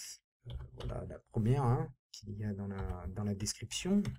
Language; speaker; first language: French; native; French